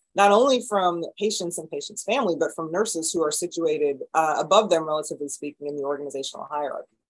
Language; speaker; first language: English; native; English